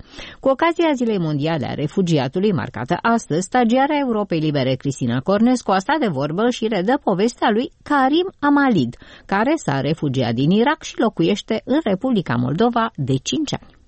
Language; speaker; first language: Romanian; native; Romanian